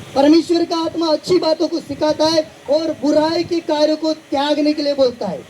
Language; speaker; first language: Hindi; non-native, local second language; Marathi